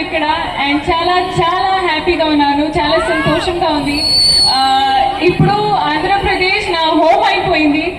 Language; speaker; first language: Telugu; non-native, fluent; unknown